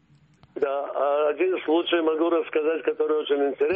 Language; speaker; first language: Russian; early bilingual, heritage; Russian